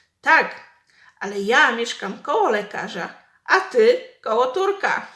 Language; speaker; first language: Polish; native; Polish